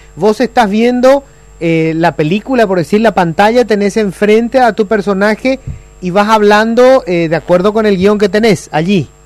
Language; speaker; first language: Spanish; native; Spanish